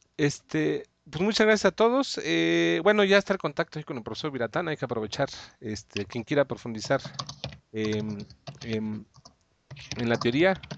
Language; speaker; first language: Spanish; native; Spanish